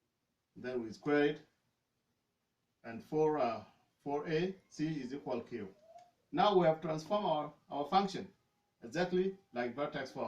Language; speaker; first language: English; non-native, fluent; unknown